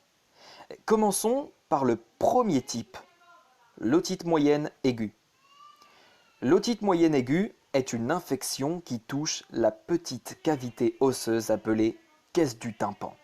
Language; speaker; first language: French; native; French